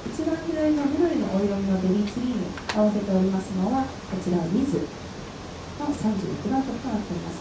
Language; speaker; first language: Japanese; native; Japanese